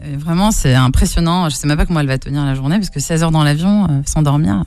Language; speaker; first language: French; native; French